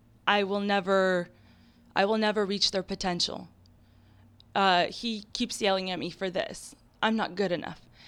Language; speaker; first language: English; early bilingual, other home language; Ukrainian